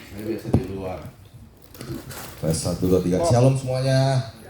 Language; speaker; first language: Indonesian; native; Indonesian